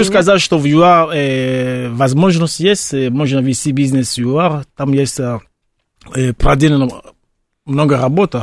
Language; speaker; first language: Russian; non-native, fluent; Fon